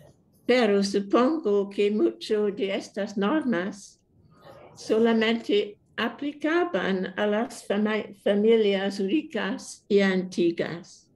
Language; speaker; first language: Spanish; non-native, fluent; English